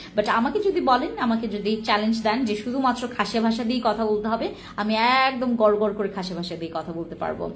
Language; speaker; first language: Bangla; non-native, local second language; Khasi